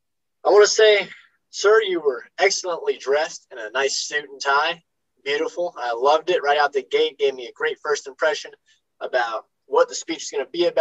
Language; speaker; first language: English; native; English